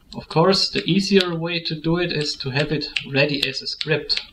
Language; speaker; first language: English; non-native, fluent; German